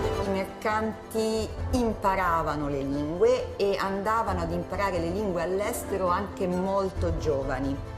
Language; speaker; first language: Italian; native; Italian